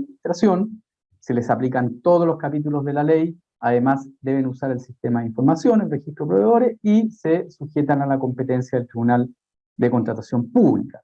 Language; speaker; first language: Spanish; native; Spanish